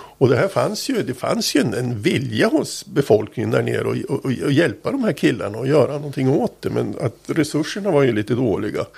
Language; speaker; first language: Swedish; native; Swedish